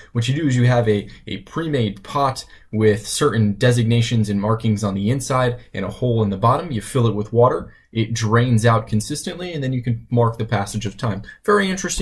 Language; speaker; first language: English; native; English